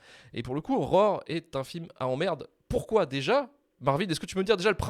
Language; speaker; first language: French; native; French